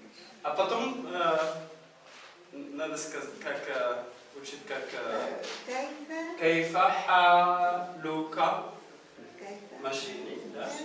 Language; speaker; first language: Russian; non-native, learner; Arabic